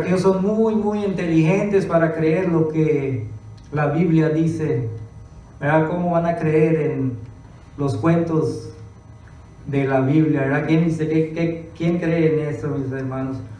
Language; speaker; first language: Spanish; early bilingual, other home language; English